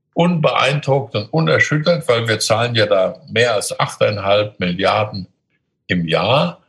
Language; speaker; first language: German; native; German